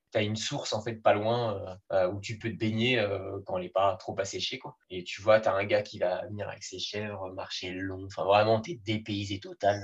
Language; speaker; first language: French; native; French